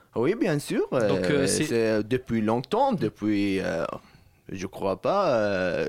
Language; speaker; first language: French; non-native, fluent; Persian